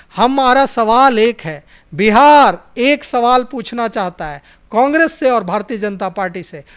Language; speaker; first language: Hindi; native; Hindi